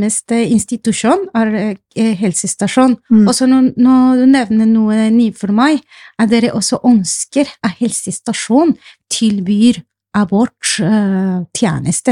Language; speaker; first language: Norwegian; non-native, fluent; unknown